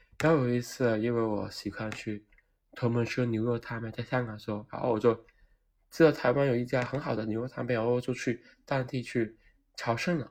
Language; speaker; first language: Chinese; non-native, local second language; Cantonese